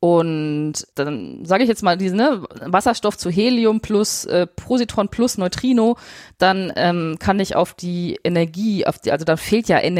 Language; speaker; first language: German; native; German